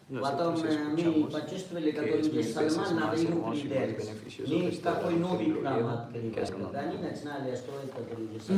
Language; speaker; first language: Russian; non-native, learner; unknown